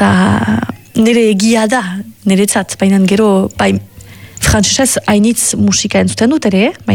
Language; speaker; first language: Basque; native; Basque